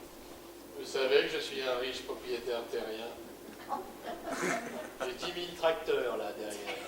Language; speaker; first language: French; native; French